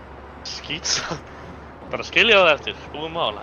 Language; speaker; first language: Icelandic; native; Icelandic